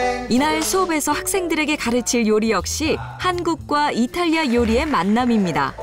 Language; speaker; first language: Korean; native; Korean